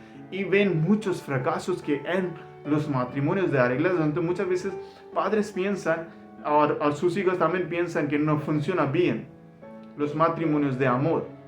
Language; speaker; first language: Spanish; non-native, learner; Hindi